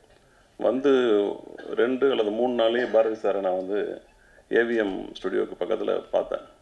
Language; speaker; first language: Tamil; native; Tamil